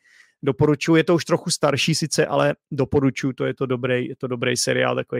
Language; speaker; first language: Czech; native; Czech